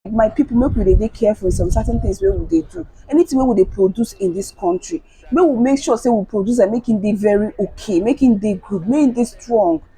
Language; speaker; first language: Nigerian Pidgin; native; Nigerian Pidgin